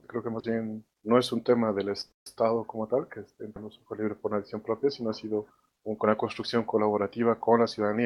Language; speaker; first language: Spanish; native; Spanish